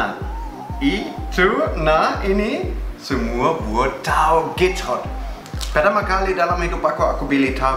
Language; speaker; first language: Indonesian; non-native, fluent; German